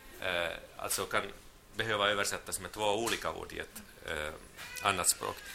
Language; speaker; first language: Swedish; non-native, local second language; Finnish